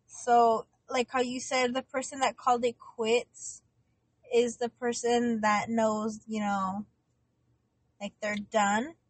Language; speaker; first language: English; early bilingual, other home language; Spanish